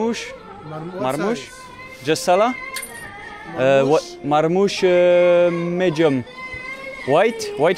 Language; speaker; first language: English; non-native, learner; French